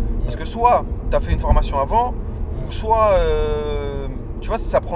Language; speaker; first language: French; native; French